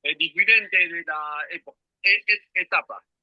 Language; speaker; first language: Spanish; non-native, learner; Chinese